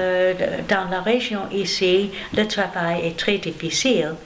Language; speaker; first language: French; non-native, learner; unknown